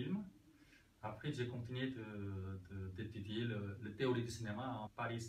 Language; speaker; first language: French; non-native, learner; Korean